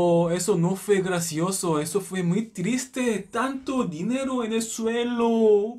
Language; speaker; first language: Spanish; non-native, learner; Korean